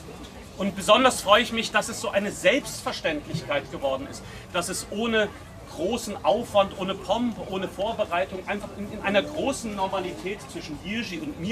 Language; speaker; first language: German; native; German